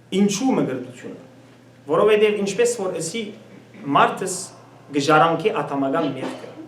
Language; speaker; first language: Armenian; native; Armenian